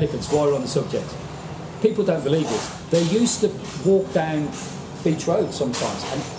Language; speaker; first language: English; native; English